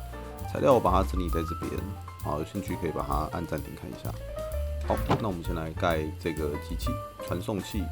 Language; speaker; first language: Chinese; native; Chinese